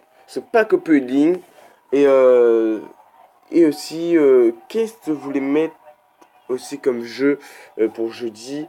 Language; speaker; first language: French; native; French